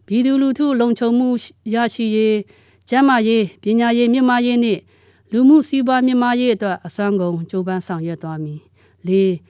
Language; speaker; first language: Burmese; non-native, local second language; Pa'o Karen